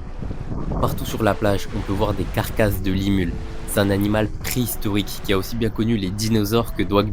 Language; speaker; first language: French; native; French